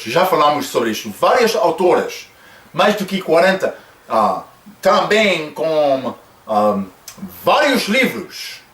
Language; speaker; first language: Portuguese; non-native, fluent; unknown